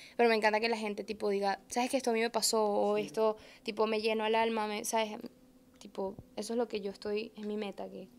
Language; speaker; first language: Spanish; native; Spanish